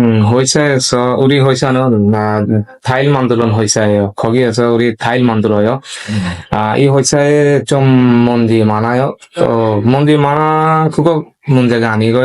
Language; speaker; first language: Korean; non-native, learner; Bangla